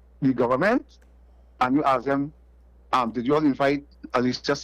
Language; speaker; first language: English; native; English